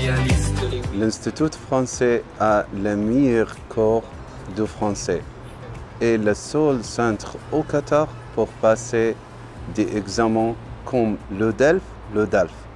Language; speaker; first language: French; non-native, learner; Arabic